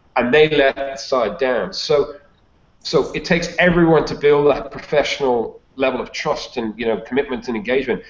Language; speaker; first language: English; native; English